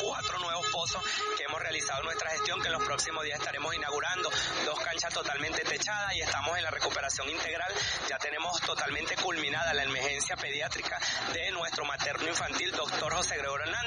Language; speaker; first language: Spanish; native; Spanish